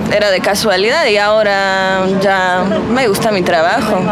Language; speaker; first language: Spanish; non-native, fluent; Slovak